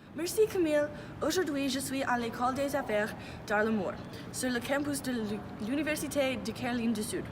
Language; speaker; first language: French; non-native, learner; English